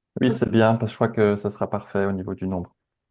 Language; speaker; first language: French; native; French